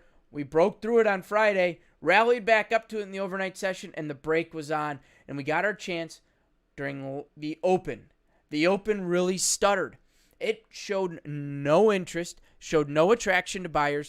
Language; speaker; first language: English; native; English